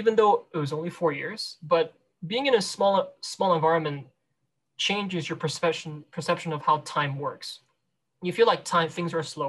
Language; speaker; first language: English; non-native, local second language; Cantonese